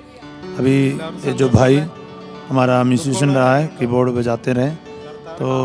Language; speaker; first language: Hindi; native; Hindi